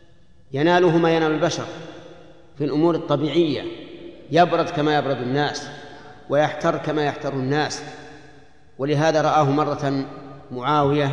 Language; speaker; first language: Arabic; native; Arabic